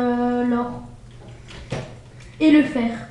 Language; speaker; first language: French; native; French